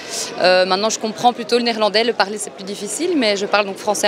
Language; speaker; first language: French; native; French